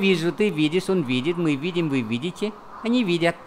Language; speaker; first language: Russian; non-native, fluent; Vietnamese